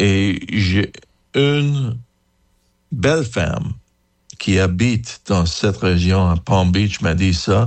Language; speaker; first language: French; non-native, learner; English